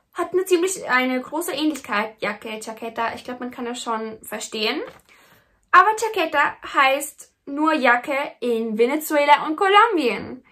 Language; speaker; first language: German; native; German